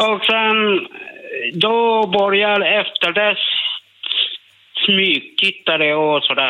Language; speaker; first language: Swedish; non-native, learner; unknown